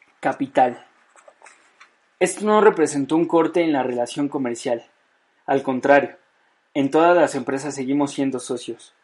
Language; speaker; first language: Spanish; native; Spanish